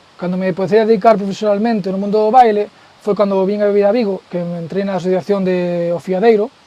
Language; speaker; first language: Galician; early bilingual, heritage; Spanish